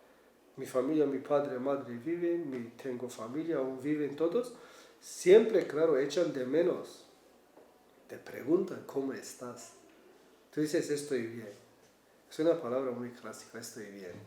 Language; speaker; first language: Spanish; non-native, learner; Kurdish